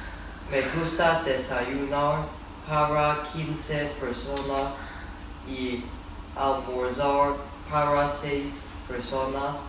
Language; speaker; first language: Spanish; non-native, learner; English